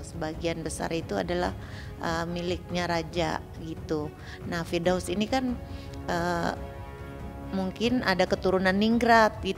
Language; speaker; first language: Indonesian; native; Indonesian